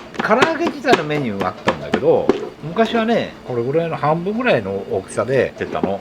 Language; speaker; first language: Japanese; native; Japanese